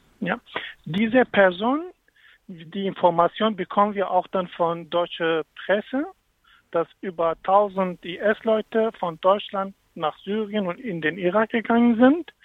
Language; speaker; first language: German; non-native, fluent; Kurdish